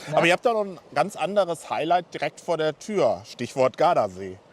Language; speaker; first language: German; native; German